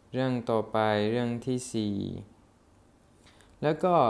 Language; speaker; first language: Thai; non-native, fluent; Turkish